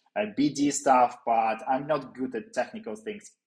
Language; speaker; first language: English; non-native, fluent; Ukrainian